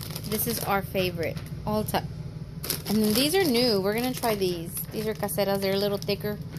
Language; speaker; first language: English; early bilingual, other home language; Spanish